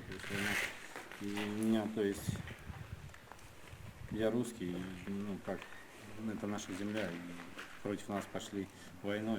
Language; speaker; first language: Russian; native; Russian